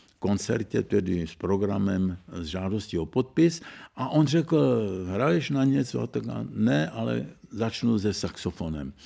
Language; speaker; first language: Czech; native; Czech